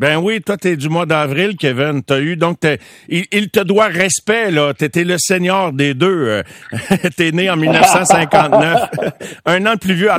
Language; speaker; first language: French; native; French